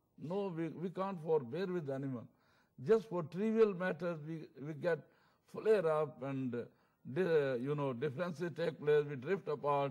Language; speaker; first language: English; non-native, local second language; Urdu